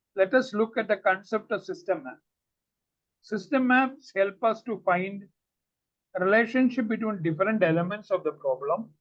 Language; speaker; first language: English; non-native, local second language; Malayalam